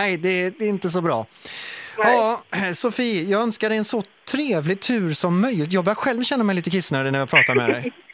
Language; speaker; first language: Swedish; native; Swedish